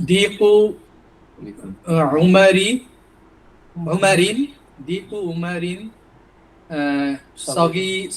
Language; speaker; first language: Arabic; non-native, learner; Bangla